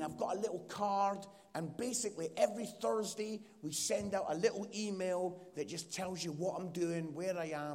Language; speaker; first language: English; native; English